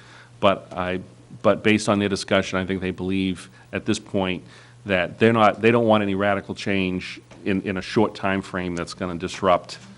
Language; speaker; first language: English; native; English